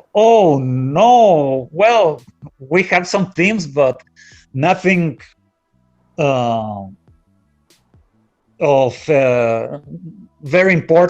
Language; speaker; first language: English; non-native, fluent; Spanish